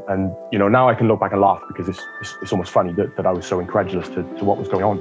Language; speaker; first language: English; native; English